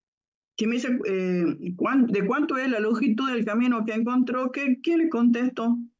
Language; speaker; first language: Spanish; native; Spanish